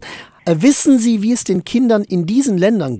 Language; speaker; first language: German; native; German